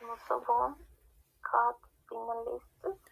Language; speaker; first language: French; non-native, learner; Spanish